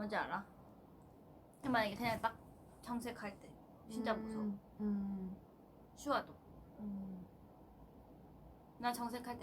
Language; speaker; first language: Korean; non-native, fluent; Thai